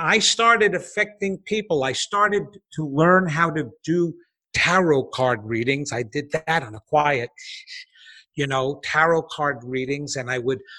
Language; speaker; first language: English; native; English